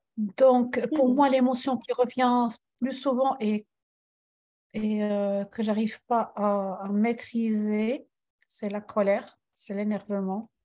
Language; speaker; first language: French; non-native, local second language; Arabic